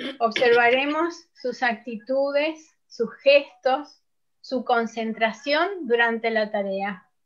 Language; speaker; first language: Spanish; native; Spanish